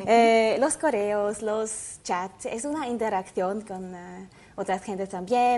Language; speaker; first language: Spanish; non-native, learner; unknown